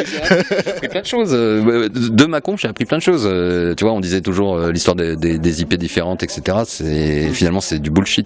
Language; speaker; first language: French; native; French